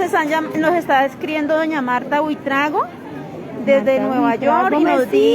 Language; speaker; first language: Spanish; native; Spanish